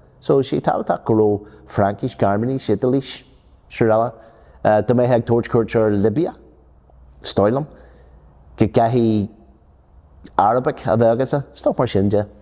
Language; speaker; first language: Irish; non-native, local second language; English